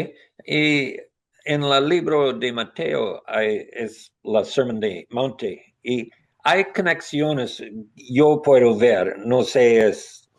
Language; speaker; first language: Spanish; non-native, learner; English